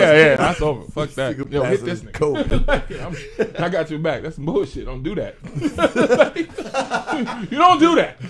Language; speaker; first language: English; native; English